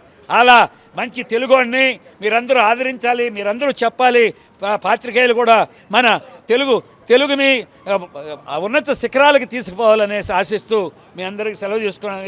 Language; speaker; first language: Telugu; native; Telugu